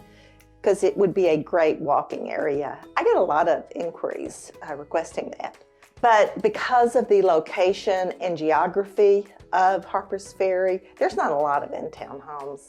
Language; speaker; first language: English; native; English